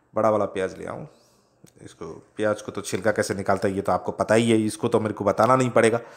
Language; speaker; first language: Hindi; non-native, local second language; Odia